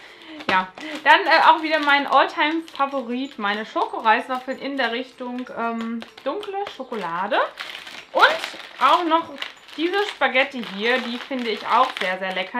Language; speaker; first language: German; native; German